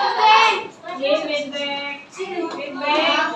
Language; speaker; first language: English; non-native, learner; Indonesian